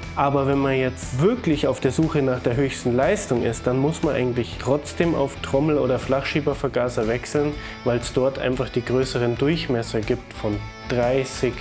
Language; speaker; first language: German; native; German